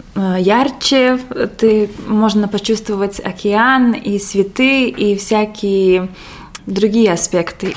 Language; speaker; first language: Russian; non-native, local second language; Latvian